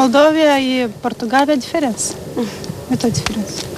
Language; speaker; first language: Portuguese; non-native, learner; Romanian